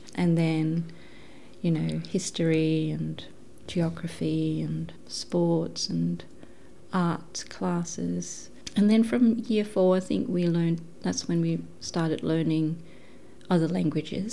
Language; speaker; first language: English; non-native, fluent; Danish